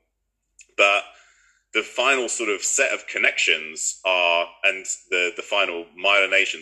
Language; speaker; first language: English; native; English